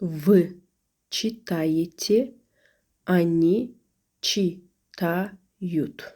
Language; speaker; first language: Russian; non-native, fluent; Azerbaijani